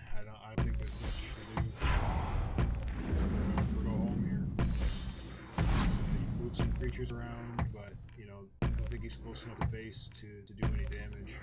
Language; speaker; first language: English; native; English